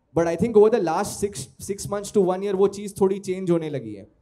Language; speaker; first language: Hindi; non-native, local second language; Telugu